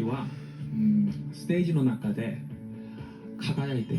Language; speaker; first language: Japanese; non-native, learner; Korean